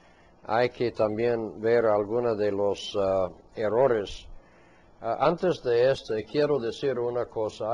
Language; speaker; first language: Spanish; non-native, fluent; English